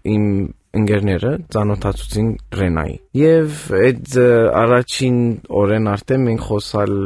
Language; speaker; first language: Armenian; early bilingual, heritage; Armenian